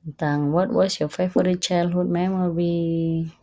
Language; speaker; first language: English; non-native, fluent; Indonesian